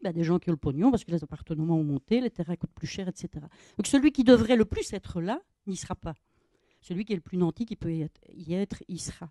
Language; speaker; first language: French; native; French